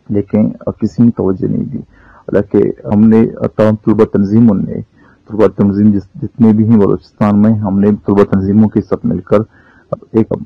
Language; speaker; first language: Urdu; non-native, local second language; Baluchi